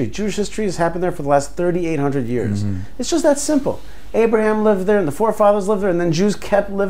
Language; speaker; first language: English; early bilingual, other home language; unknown